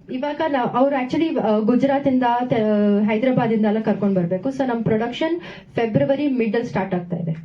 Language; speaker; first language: Kannada; non-native, local second language; Tamil